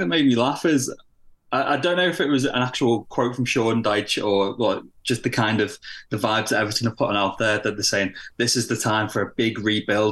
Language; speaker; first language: English; native; English